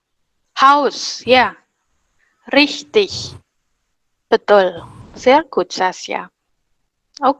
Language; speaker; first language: German; non-native, fluent; Indonesian